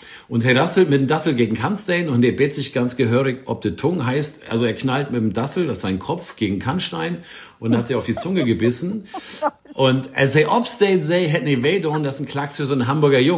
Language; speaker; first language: German; native; German